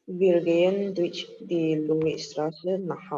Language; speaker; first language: German; non-native, learner; Indonesian